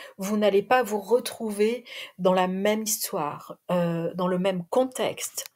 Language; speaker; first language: French; native; French